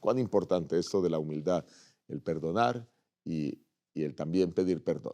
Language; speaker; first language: Spanish; native; Spanish